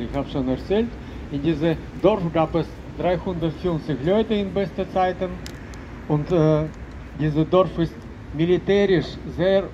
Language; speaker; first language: German; non-native, learner; Russian